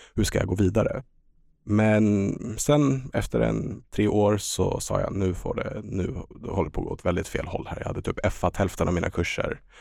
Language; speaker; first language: Swedish; early bilingual, other home language; Estonian